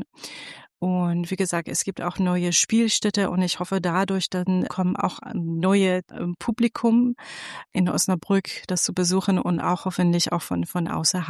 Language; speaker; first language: German; non-native, fluent; Persian